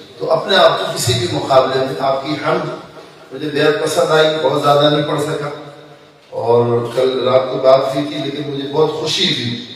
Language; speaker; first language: Urdu; non-native, local second language; Sindhi